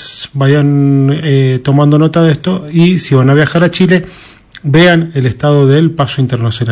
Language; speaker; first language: Spanish; native; Spanish